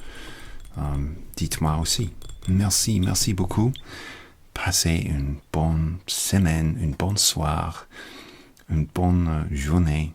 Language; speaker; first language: French; non-native, learner; English